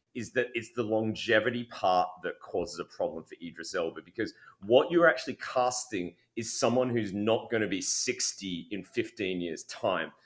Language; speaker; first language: English; native; English